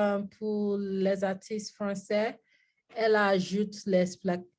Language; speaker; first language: French; non-native, learner; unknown